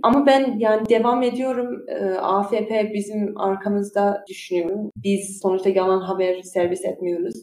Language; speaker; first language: Turkish; early bilingual, heritage; Turkish